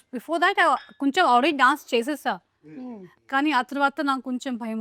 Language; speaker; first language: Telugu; non-native, local second language; Hindi